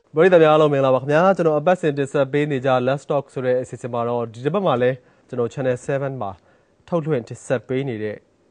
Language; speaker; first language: Burmese; native; Burmese